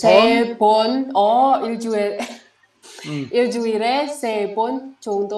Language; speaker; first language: Korean; non-native, learner; Indonesian